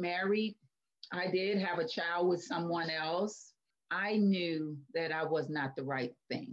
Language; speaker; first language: English; native; English